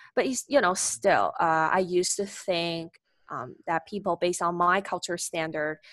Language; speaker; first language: English; non-native, fluent; Chinese